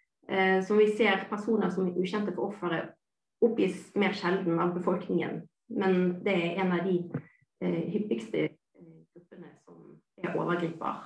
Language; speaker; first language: Norwegian; native; Norwegian